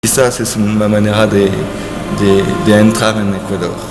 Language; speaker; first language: Spanish; non-native, learner; French